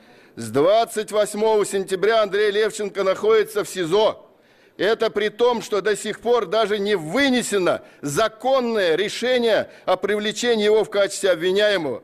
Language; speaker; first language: Russian; native; Russian